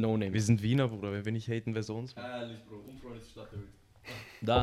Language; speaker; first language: German; native; German